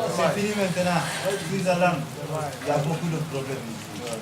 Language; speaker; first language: French; native; French